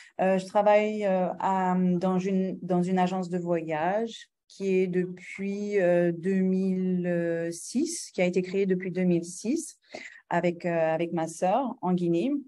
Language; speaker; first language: French; non-native, local second language; Arabic